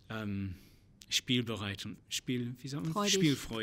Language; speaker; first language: German; non-native, fluent; English